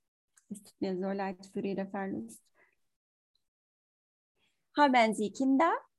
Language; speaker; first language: German; non-native, learner; Turkish